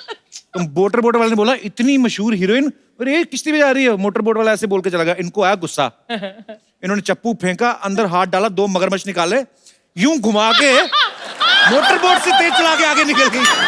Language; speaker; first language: Hindi; native; Hindi